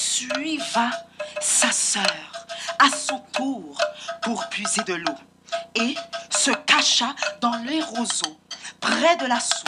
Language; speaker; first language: French; non-native, local second language; Haitian Creole